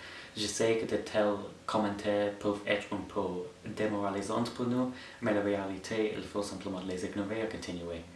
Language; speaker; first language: French; non-native, fluent; English